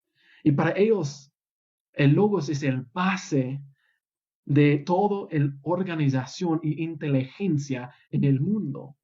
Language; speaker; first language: Spanish; non-native, fluent; English